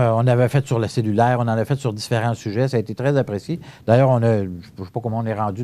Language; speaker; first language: French; native; French